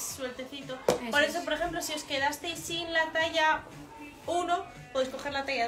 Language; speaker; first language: Spanish; native; Spanish